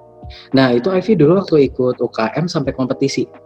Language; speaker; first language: Indonesian; native; Indonesian